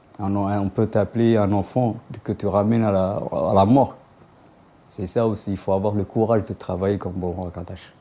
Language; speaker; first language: French; non-native, local second language; Somali